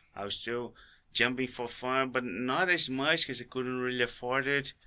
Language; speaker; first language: English; non-native, fluent; Portuguese